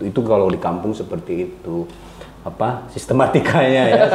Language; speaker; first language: Indonesian; native; Indonesian